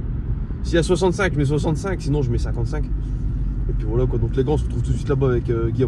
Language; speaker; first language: French; native; French